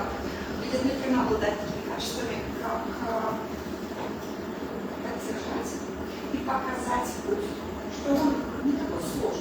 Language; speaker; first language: Russian; non-native, local second language; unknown